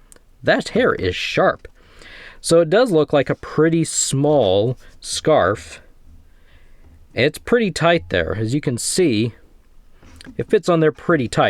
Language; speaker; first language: English; native; English